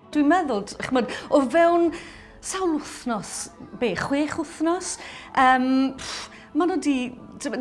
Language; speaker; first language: Welsh; native; Welsh